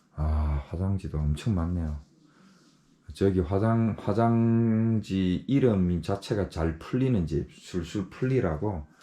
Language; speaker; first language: Korean; native; Korean